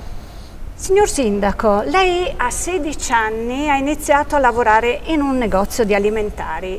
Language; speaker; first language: Italian; native; Italian